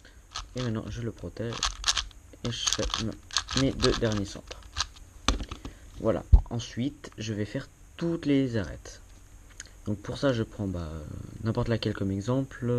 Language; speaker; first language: French; native; French